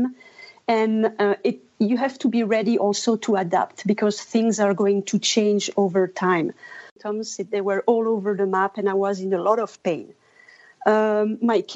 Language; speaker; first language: English; non-native, fluent; French